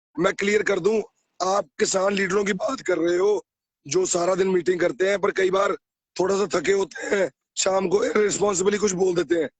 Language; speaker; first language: Hindi; non-native, local second language; Punjabi